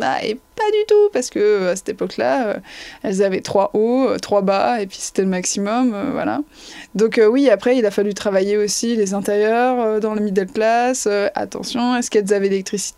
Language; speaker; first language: French; native; French